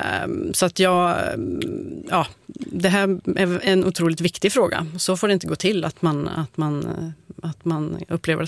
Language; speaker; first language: Swedish; native; Swedish